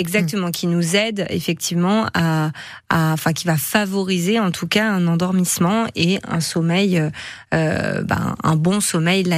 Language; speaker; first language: French; native; French